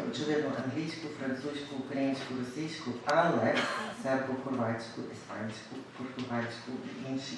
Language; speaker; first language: Ukrainian; early bilingual, heritage; Ukrainian